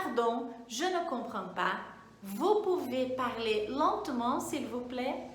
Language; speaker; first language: French; non-native, fluent; Portuguese